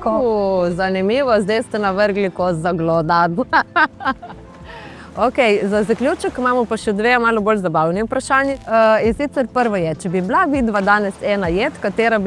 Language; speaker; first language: Slovenian; native; Slovenian